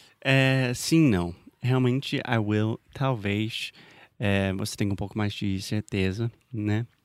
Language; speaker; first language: Portuguese; non-native, fluent; English